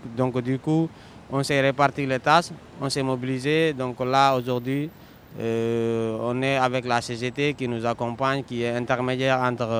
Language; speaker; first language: French; non-native, local second language; Wolof